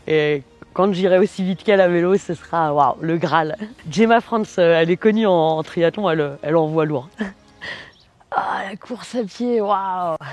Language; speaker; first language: French; native; French